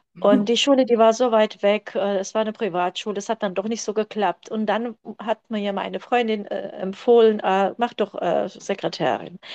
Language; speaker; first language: German; early bilingual, other home language; Turkish